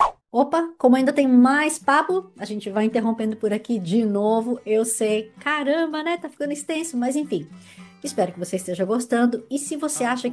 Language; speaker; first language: Portuguese; native; Portuguese